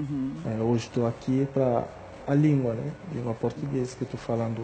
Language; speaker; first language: Portuguese; non-native, fluent; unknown